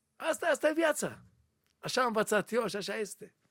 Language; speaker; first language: Romanian; non-native, learner; Hebrew